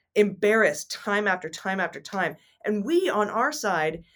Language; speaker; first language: English; native; English